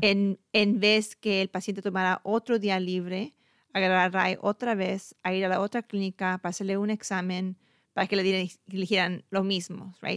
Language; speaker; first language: Spanish; early bilingual, heritage; Spanish